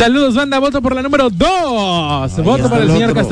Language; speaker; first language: Spanish; native; Spanish